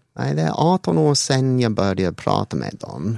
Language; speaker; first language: Swedish; non-native, fluent; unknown